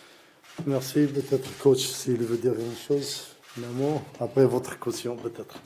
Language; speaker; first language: French; non-native, learner; Arabic